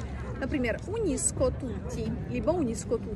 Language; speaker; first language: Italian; non-native, fluent; Russian